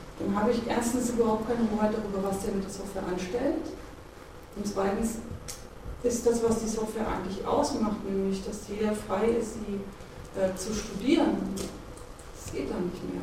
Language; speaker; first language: German; native; German